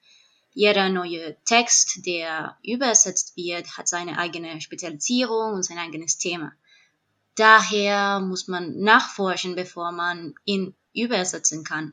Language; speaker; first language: German; non-native, fluent; Spanish